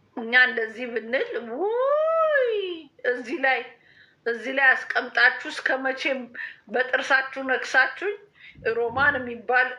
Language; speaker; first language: Amharic; native; Amharic